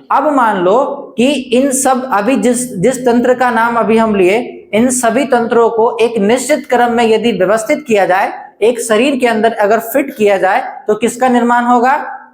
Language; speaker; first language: Hindi; native; Hindi